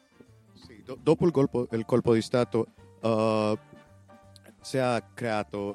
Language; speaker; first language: Italian; non-native, learner; Spanish